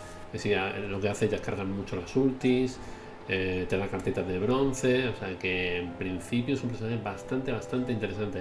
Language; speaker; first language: Spanish; native; Spanish